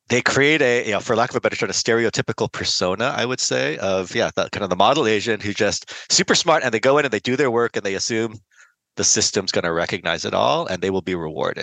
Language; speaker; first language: English; native; English